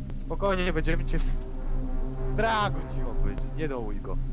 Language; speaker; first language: Polish; native; Polish